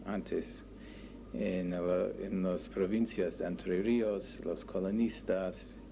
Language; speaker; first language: Spanish; non-native, learner; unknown